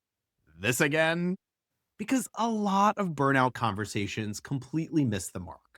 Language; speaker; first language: English; native; English